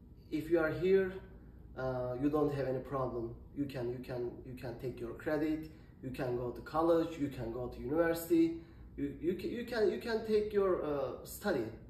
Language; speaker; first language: English; non-native, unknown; Turkish